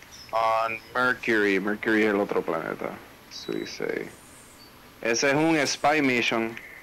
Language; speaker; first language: Spanish; early bilingual, heritage; Spanish